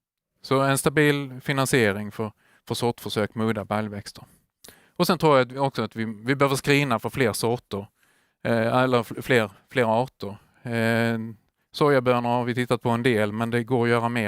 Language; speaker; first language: Swedish; native; Swedish